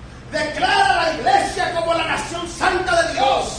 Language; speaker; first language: Spanish; native; Spanish